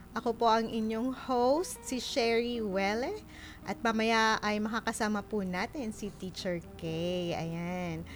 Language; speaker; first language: Filipino; non-native, local second language; Bikol